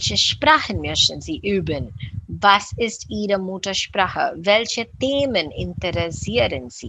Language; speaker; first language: German; non-native, learner; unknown